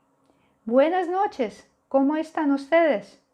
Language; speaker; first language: Spanish; non-native, fluent; Russian